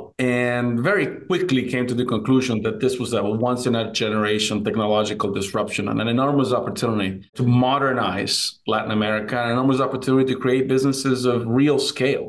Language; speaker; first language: English; non-native, fluent; Spanish